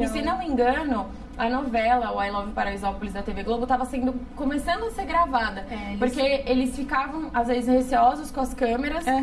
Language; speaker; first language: Portuguese; native; Portuguese